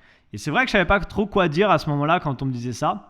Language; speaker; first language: French; native; French